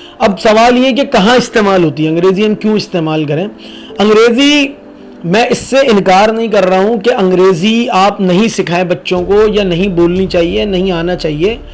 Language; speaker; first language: Urdu; native; Urdu